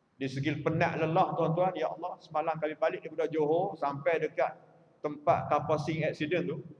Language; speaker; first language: Malay; native; Malay